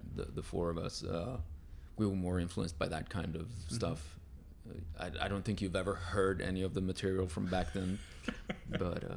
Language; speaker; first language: English; non-native, fluent; Spanish